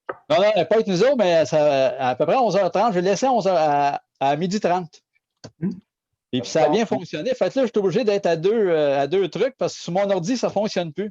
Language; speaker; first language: French; native; French